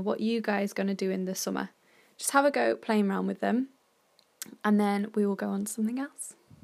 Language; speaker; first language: English; native; English